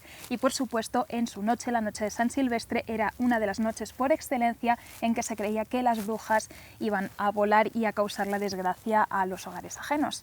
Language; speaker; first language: Spanish; native; Spanish